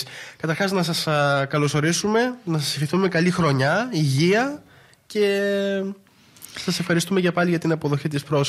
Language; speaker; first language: Greek; native; Greek